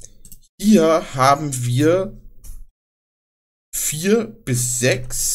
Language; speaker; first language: German; native; German